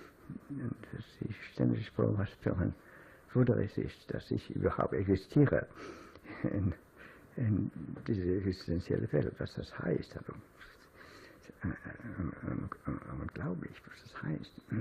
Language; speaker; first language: German; non-native, fluent; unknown